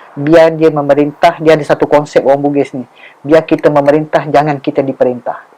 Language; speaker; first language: Malay; native; Malay